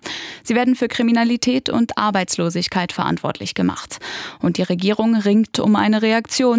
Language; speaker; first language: German; native; German